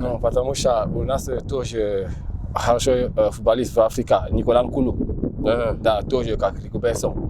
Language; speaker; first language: Russian; non-native, learner; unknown